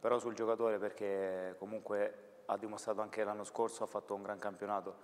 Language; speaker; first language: Italian; native; Italian